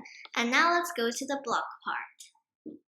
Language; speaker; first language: English; non-native, fluent; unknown